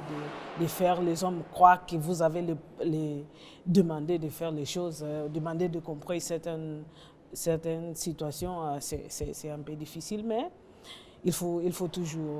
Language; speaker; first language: French; non-native, learner; Portuguese